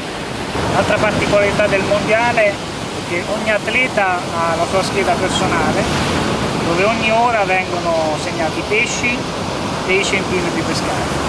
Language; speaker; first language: Italian; native; Italian